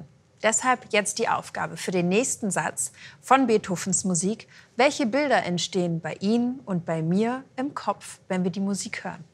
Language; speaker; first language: German; native; German